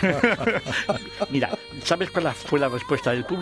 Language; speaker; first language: Spanish; native; Spanish